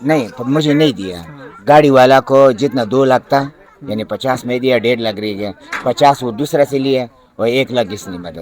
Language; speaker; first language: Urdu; early bilingual, other home language; Pashto